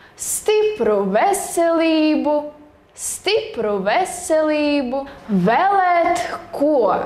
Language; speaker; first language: Latvian; non-native, local second language; Russian